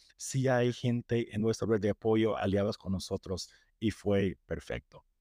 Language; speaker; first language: Spanish; non-native, fluent; English